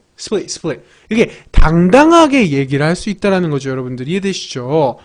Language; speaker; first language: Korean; native; Korean